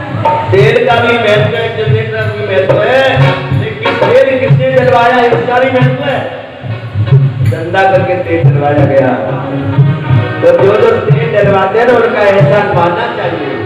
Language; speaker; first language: Hindi; native; Hindi